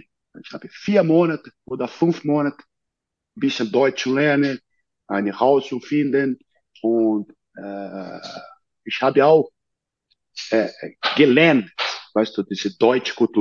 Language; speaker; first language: German; non-native, learner; Portuguese